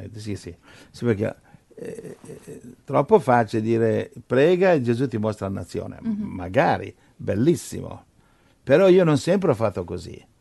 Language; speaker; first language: Italian; non-native, fluent; English